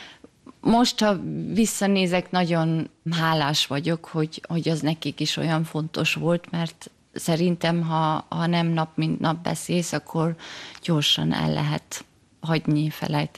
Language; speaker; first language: Hungarian; early bilingual, heritage; German